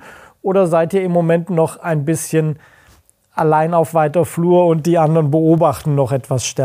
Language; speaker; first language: German; native; German